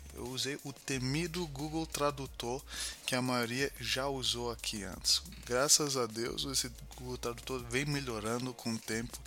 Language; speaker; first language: Portuguese; non-native, fluent; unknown